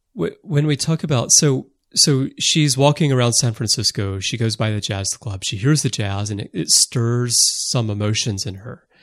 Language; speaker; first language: English; native; English